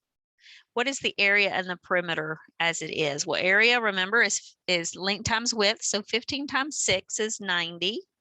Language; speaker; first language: English; native; English